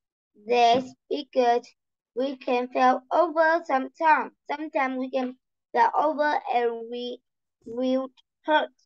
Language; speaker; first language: English; non-native, learner; Vietnamese